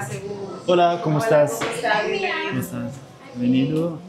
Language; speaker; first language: Spanish; non-native, learner; Arabic